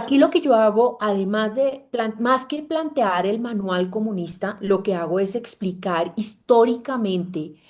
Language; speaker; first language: Spanish; native; Spanish